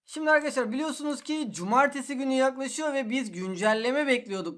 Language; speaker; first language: Turkish; native; Turkish